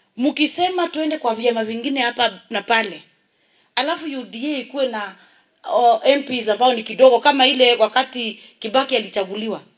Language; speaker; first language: Swahili; non-native, local second language; Kikuyu